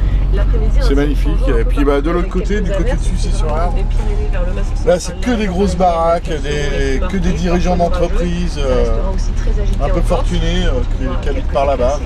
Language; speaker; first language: French; native; French